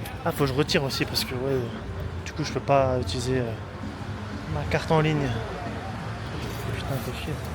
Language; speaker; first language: French; native; French